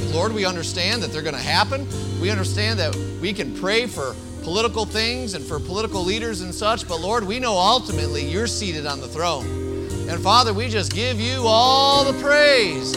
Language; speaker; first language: English; native; English